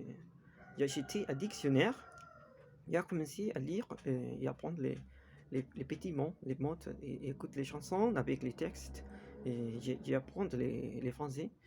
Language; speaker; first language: French; non-native, learner; Spanish